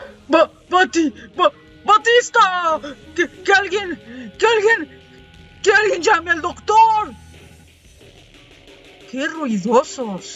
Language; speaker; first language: Spanish; native; Spanish